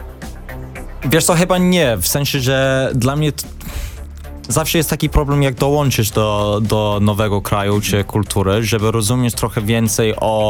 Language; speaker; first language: Polish; non-native, learner; English